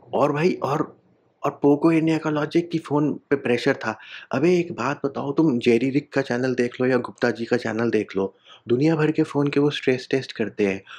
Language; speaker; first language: Hindi; native; Hindi